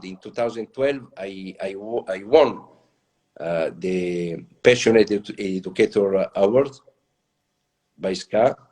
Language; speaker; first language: English; non-native, learner; Italian